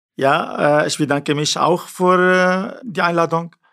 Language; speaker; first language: German; non-native, learner; Kurdish